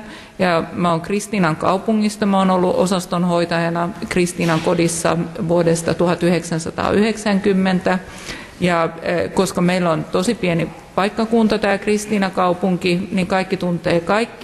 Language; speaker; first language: Finnish; native; Finnish